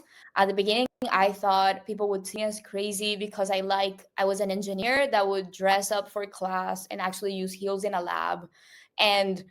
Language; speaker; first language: English; non-native, local second language; Spanish